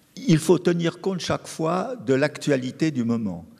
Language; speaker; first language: French; native; French